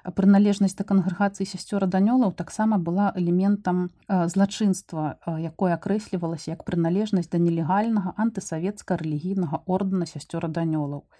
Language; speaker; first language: Belarusian; non-native, local second language; Russian